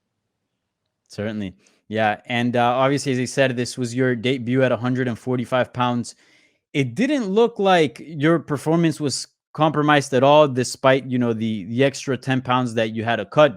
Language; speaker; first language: English; native; English